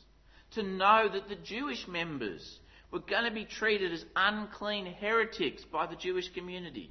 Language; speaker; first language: English; native; English